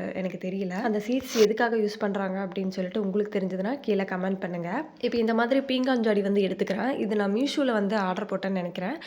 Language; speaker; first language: Tamil; native; Tamil